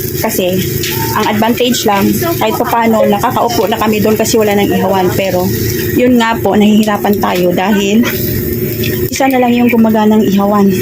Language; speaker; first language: Filipino; non-native, local second language; Cebuano